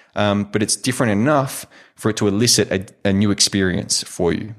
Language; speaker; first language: English; native; English